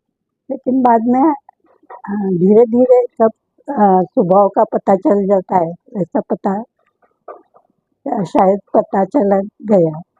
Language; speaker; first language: Hindi; non-native, local second language; Marathi